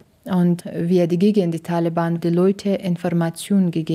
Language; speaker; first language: German; non-native, learner; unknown